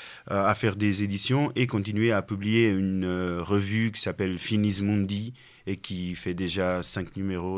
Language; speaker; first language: French; non-native, fluent; Portuguese